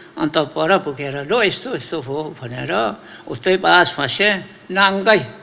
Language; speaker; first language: Nepali; non-native, local second language; Limbu